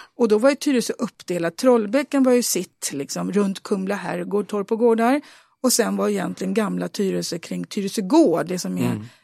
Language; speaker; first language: Swedish; native; Swedish